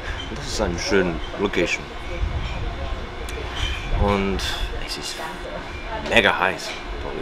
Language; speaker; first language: German; non-native, learner; English